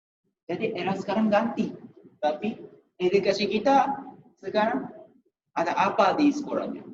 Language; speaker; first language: Indonesian; non-native, fluent; Japanese